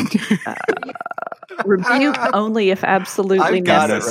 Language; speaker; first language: English; native; English